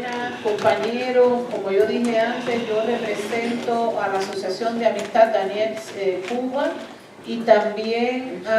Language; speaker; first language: Spanish; non-native, fluent; Russian